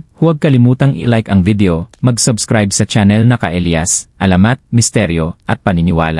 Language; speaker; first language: Filipino; native; Filipino